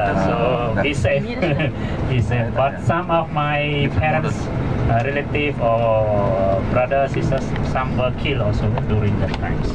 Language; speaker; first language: English; non-native, local second language; Khmer